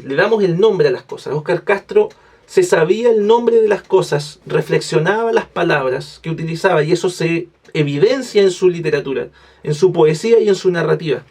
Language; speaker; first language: Spanish; native; Spanish